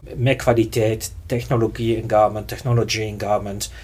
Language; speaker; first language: German; non-native, fluent; Dutch